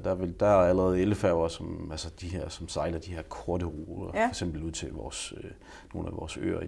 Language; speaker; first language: Danish; native; Danish